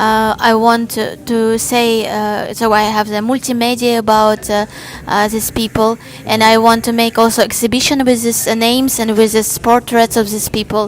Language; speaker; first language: English; non-native, learner; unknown